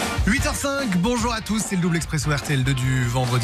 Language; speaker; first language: French; native; French